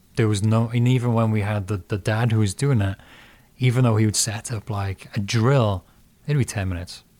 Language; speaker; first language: English; native; English